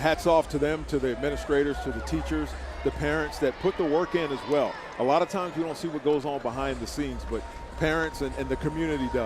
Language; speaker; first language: English; native; English